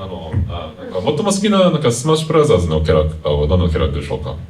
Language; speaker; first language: Japanese; non-native, fluent; English